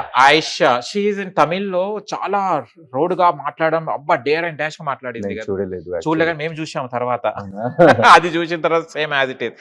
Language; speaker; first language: Telugu; native; Telugu